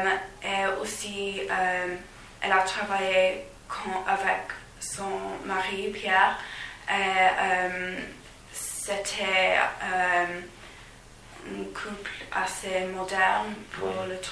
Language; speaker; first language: French; non-native, fluent; English